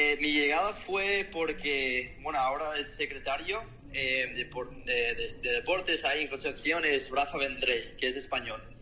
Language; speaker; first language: Spanish; non-native, fluent; Korean